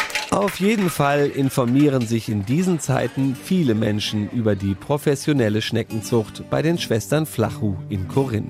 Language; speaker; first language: German; native; German